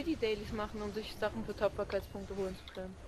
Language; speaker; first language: German; native; German